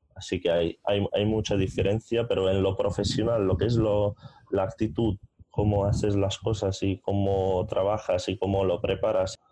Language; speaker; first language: Spanish; non-native, fluent; Hungarian